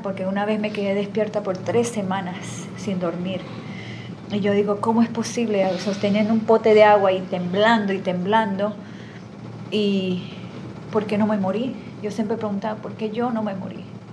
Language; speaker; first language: Spanish; native; Spanish